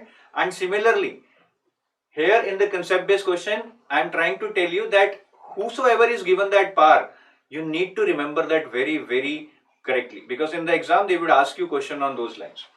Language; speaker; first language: English; non-native, local second language; Hindi